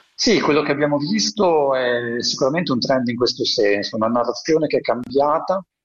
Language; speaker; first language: Italian; native; Italian